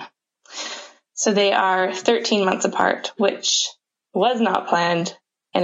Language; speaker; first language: English; native; English